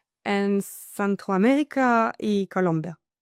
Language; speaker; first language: Spanish; non-native, fluent; French